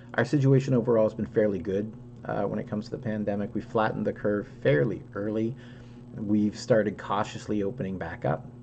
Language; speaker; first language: English; native; English